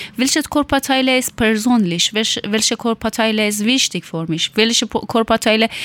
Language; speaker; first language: German; non-native, learner; Persian